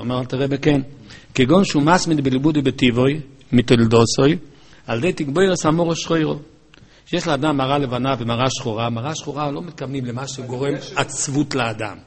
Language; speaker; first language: Hebrew; native; Hebrew